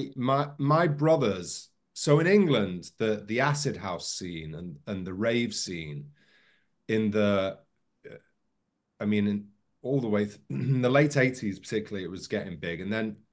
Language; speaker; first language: English; native; English